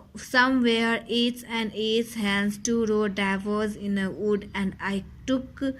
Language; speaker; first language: English; non-native, local second language; Hindi